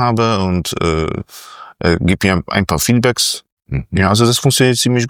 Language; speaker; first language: German; non-native, fluent; Polish